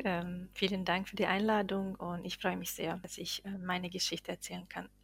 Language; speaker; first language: German; non-native, fluent; Bosnian